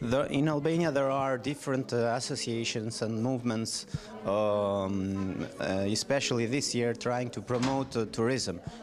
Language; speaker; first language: English; non-native, fluent; Albanian